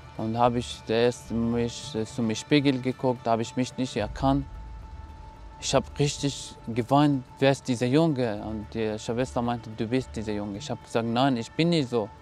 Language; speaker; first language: German; non-native, learner; Persian